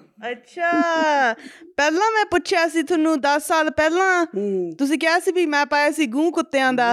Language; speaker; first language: Punjabi; early bilingual, heritage; Punjabi